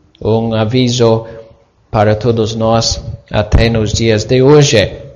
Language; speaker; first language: Portuguese; non-native, fluent; English